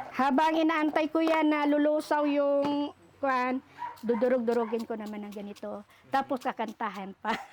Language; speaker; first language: Filipino; non-native, local second language; Aklanon